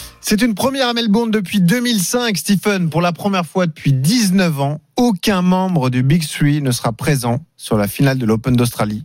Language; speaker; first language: French; native; French